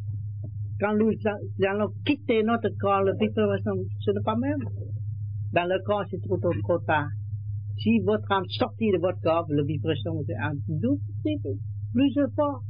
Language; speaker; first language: French; non-native, learner; Vietnamese